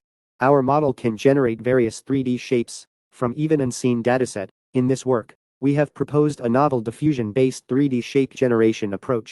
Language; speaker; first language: English; non-native, fluent; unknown